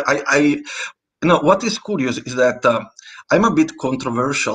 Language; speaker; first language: English; non-native, fluent; Italian